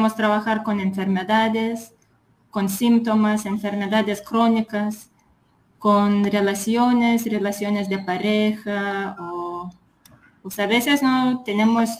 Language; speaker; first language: Spanish; non-native, fluent; Lithuanian